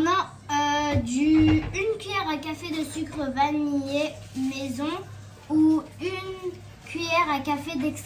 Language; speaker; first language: French; native; French